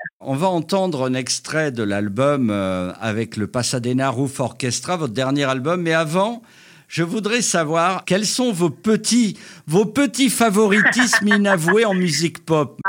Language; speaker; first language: French; native; French